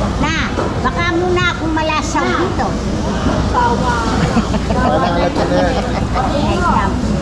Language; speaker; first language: Filipino; native; Filipino